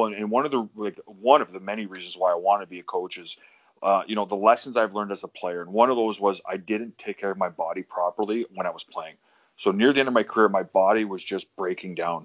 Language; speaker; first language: English; native; English